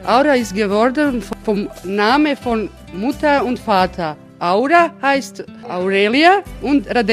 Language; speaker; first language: German; non-native, fluent; Croatian